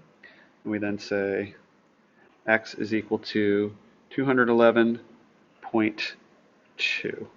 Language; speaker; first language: English; native; English